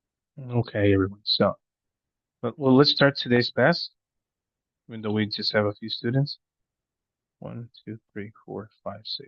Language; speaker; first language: English; non-native, fluent; Spanish